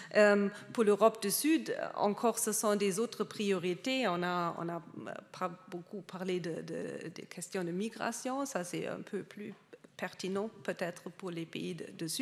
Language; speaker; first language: French; non-native, fluent; German